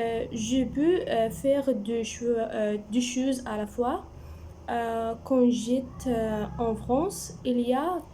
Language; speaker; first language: French; non-native, learner; Arabic